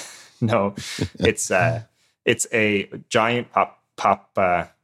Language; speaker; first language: English; native; English